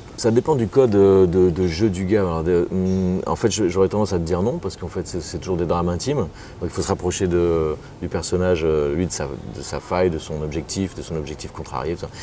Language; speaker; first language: French; native; French